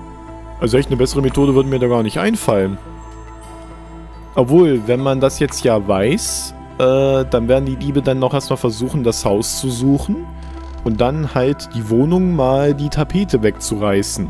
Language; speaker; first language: German; native; German